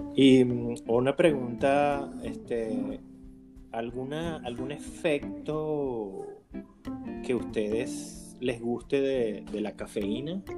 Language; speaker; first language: Spanish; native; Spanish